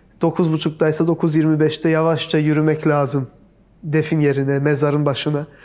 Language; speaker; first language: Turkish; early bilingual, heritage; Turkish